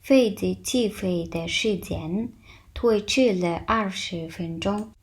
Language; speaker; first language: Chinese; non-native, fluent; Mongolian